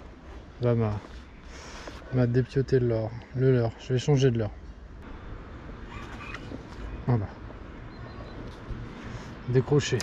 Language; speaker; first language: French; native; French